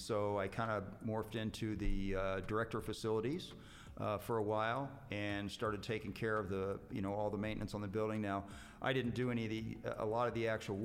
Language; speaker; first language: English; native; English